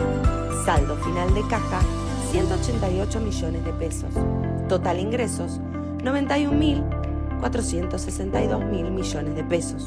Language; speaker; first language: Spanish; native; Spanish